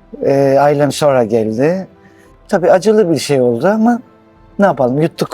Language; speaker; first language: Turkish; non-native, local second language; Greek